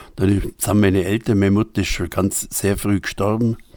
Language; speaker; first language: German; native; German